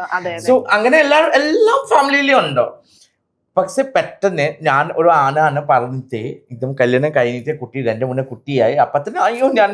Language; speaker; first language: Malayalam; non-native, local second language; Assamese